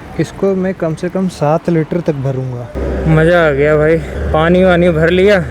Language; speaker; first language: Hindi; native; Hindi